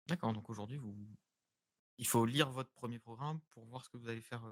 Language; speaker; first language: French; native; French